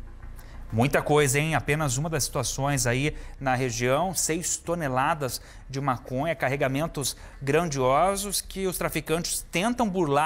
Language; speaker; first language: Portuguese; native; Portuguese